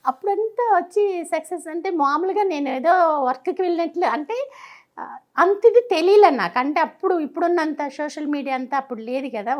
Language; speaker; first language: Telugu; native; Telugu